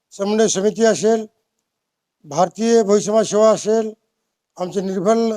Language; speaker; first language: Marathi; native; Marathi